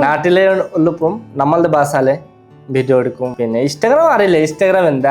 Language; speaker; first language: Malayalam; non-native, local second language; Bangla